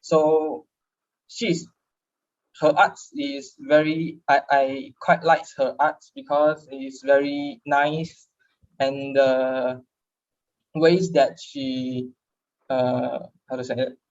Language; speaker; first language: English; non-native, learner; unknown